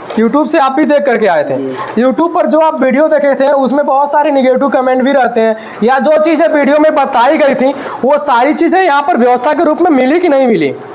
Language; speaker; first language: Hindi; native; Hindi